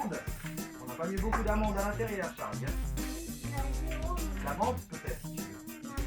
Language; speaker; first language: French; native; French